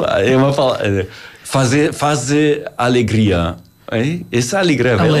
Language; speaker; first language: Portuguese; non-native, learner; German